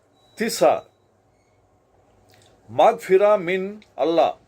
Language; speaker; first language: Arabic; non-native, learner; Telugu